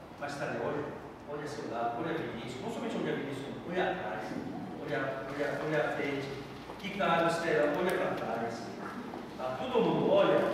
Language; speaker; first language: Portuguese; non-native, fluent; Korean